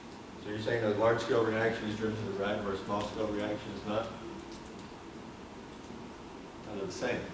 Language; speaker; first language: English; native; English